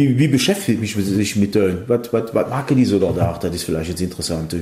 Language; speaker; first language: German; native; German